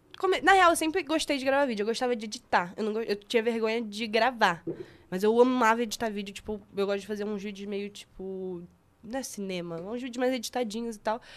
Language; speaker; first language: Portuguese; native; Portuguese